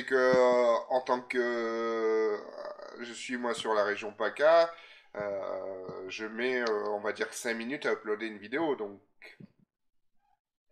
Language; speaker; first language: French; native; French